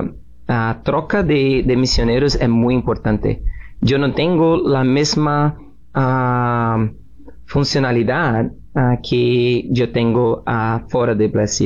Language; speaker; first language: Spanish; non-native, learner; Portuguese